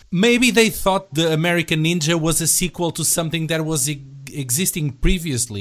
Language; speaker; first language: English; non-native, fluent; Portuguese